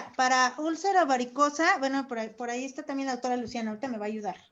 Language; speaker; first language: Spanish; native; Spanish